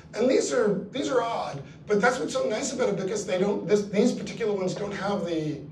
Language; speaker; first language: English; native; English